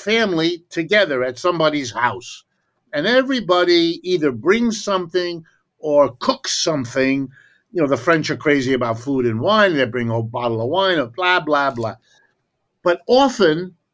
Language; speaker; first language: English; early bilingual, other home language; German